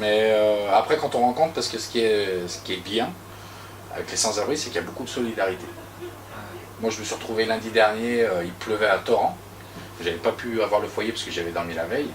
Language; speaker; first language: French; native; French